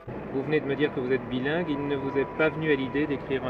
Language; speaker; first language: French; native; French